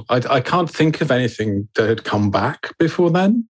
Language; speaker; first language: English; native; English